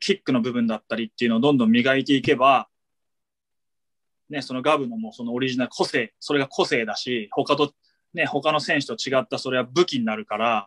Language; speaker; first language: Japanese; native; Japanese